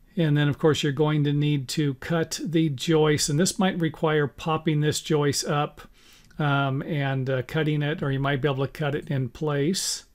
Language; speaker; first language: English; native; English